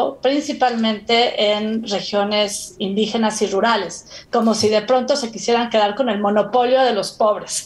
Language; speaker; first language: Spanish; native; Spanish